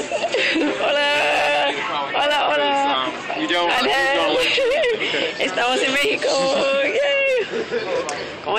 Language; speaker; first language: Spanish; non-native, learner; English